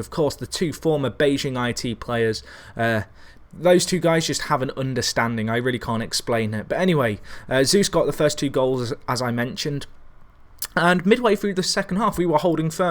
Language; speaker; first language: English; native; English